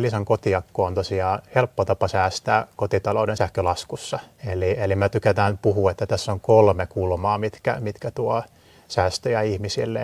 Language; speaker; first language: Finnish; native; Finnish